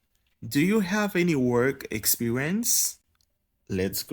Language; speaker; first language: English; non-native, fluent; Haitian Creole